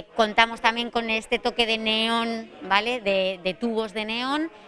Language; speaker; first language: Spanish; native; Spanish